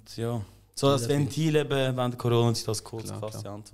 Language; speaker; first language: German; native; German